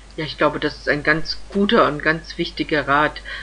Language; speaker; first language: German; native; German